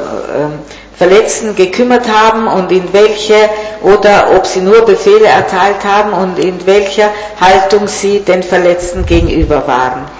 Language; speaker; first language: German; non-native, fluent; Italian